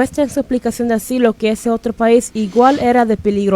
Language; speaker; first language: Spanish; early bilingual, heritage; Spanish